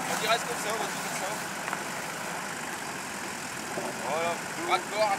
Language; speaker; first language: French; native; French